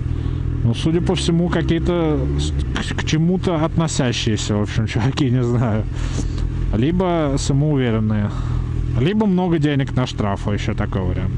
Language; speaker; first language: Russian; native; Russian